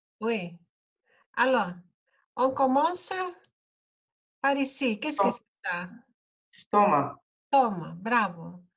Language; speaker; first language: French; non-native, fluent; Greek